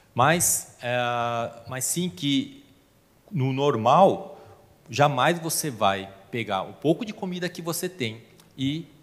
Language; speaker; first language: Portuguese; non-native, fluent; Korean